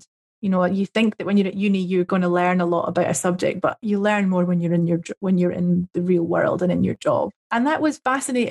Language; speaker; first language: English; native; English